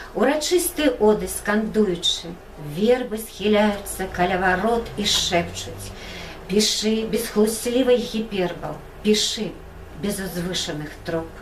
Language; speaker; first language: Belarusian; native; Belarusian